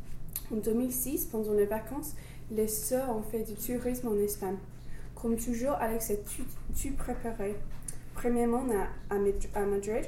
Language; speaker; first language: French; non-native, learner; English